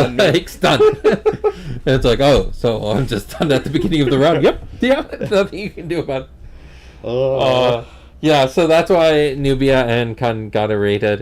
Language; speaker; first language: English; native; English